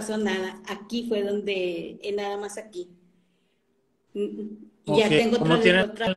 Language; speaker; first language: Spanish; native; Spanish